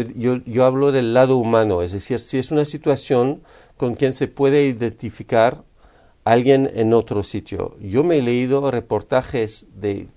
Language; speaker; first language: Spanish; non-native, fluent; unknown